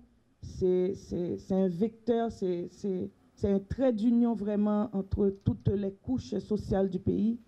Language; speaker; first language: French; non-native, local second language; Haitian Creole